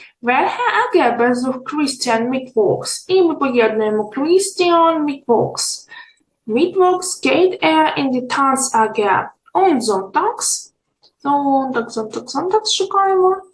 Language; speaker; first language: German; non-native, fluent; Ukrainian